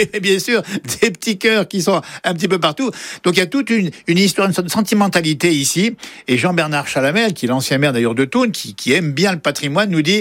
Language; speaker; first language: French; native; French